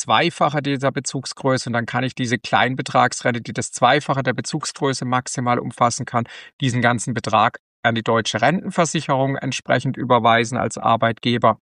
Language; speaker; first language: German; native; German